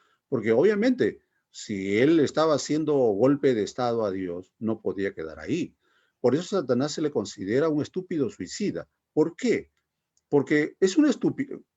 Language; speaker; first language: Spanish; native; Spanish